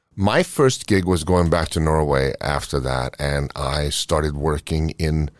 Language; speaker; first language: English; non-native, fluent; Norwegian